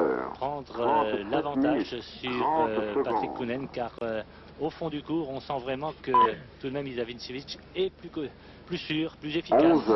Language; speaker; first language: French; native; French